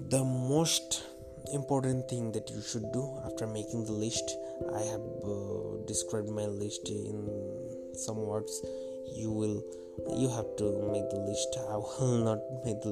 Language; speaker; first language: English; non-native, local second language; Bangla